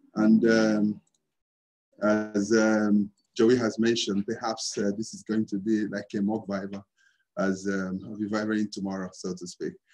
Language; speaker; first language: English; non-native, local second language; Igbo